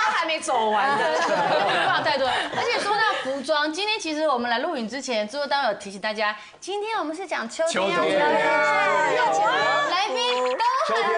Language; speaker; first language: Chinese; native; Chinese